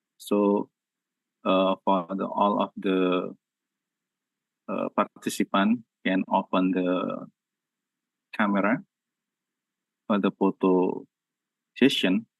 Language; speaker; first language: English; non-native, learner; Indonesian